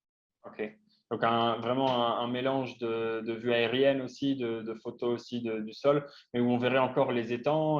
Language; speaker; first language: French; native; French